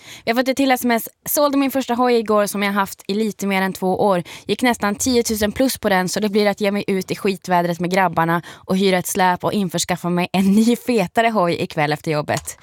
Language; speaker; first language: Swedish; native; Swedish